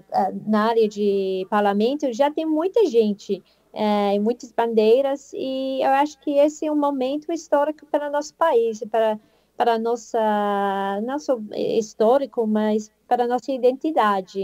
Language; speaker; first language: Portuguese; non-native, fluent; English